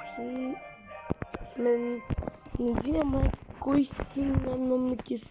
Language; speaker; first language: Bulgarian; native; Bulgarian